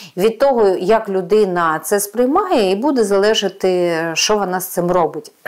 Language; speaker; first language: Ukrainian; non-native, local second language; Russian